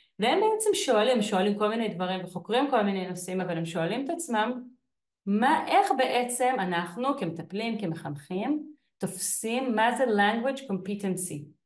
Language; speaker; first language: Hebrew; native; Hebrew